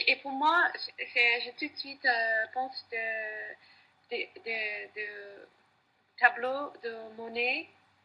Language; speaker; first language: French; non-native, learner; English